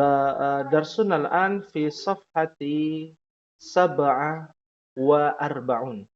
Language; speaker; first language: Arabic; non-native, fluent; Indonesian